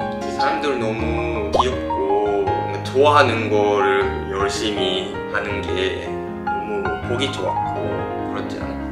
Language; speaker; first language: Korean; non-native, fluent; Japanese